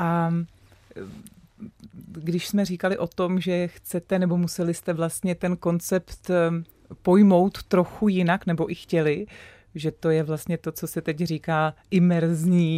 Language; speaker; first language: Czech; native; Czech